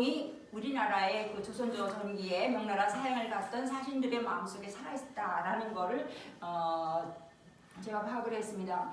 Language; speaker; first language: Korean; native; Korean